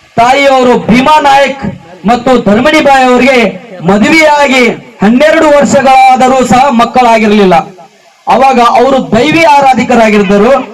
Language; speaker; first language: Kannada; non-native, local second language; Lambadi